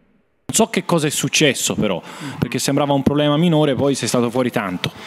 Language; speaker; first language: Italian; native; Italian